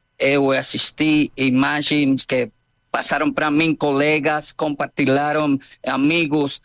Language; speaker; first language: Portuguese; non-native, fluent; Spanish